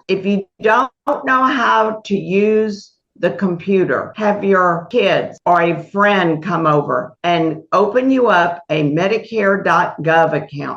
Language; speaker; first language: English; native; English